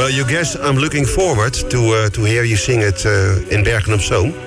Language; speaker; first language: English; non-native, fluent; Dutch